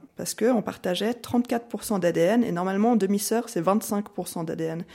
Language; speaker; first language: French; native; French